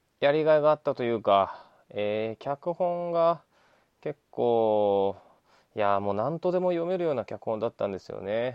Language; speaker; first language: Japanese; native; Japanese